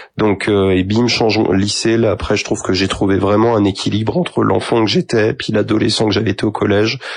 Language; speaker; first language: French; native; French